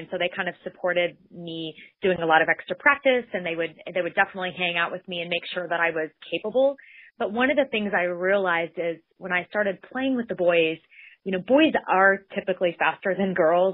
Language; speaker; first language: English; native; English